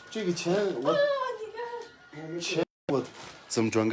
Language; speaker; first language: Chinese; non-native, fluent; Mongolian